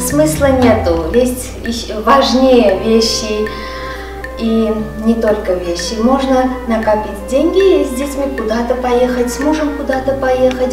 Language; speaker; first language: Russian; non-native, local second language; Armenian